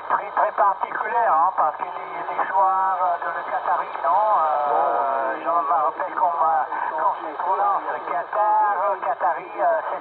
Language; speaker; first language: French; non-native, learner; Italian